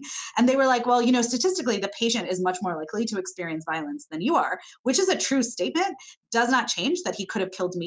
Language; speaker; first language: English; non-native, local second language; Malayalam